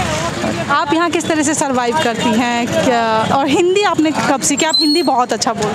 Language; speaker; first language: Hindi; native; Hindi